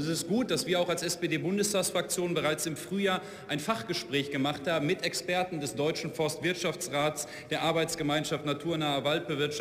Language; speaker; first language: German; native; German